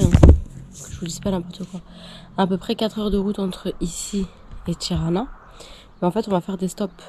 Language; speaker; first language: French; native; French